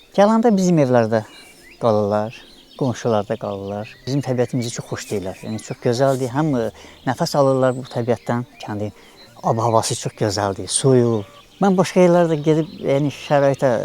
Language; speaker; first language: Azerbaijani; non-native, local second language; Talysh